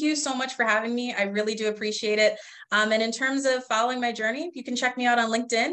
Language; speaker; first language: English; native; English